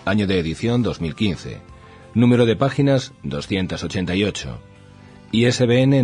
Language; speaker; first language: Spanish; native; Spanish